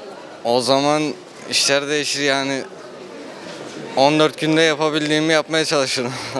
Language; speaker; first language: Turkish; native; Turkish